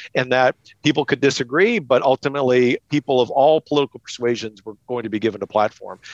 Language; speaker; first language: English; native; English